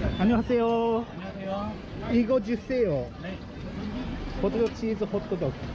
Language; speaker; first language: Korean; non-native, learner; Japanese